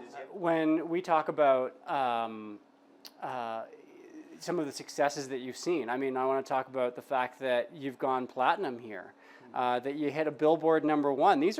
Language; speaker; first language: English; native; English